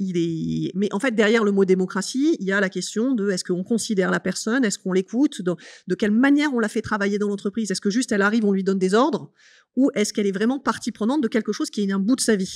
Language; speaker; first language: French; native; French